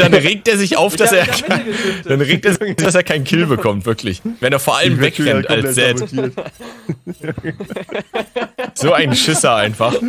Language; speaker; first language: German; native; German